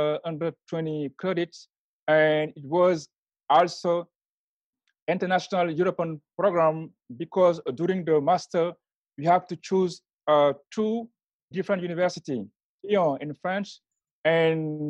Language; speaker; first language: English; non-native, learner; Wolof